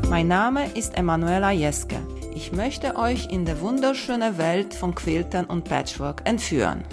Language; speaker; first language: German; native; German